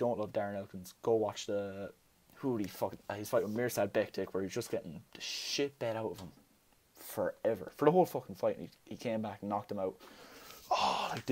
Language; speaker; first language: English; native; English